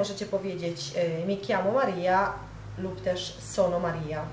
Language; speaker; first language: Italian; non-native, fluent; Polish